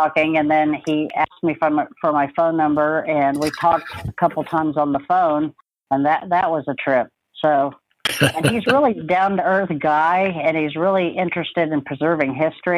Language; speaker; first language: English; native; English